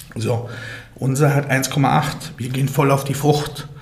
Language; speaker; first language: German; native; German